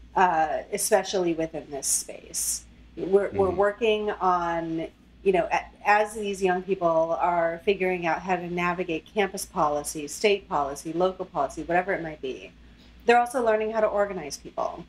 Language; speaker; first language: English; native; English